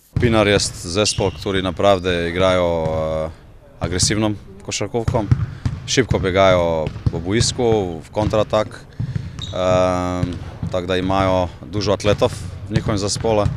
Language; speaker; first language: Polish; non-native, learner; Macedonian